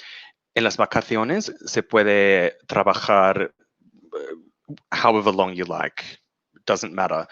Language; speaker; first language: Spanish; non-native, learner; English